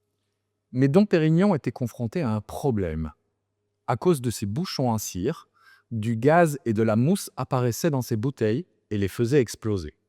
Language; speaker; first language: French; native; French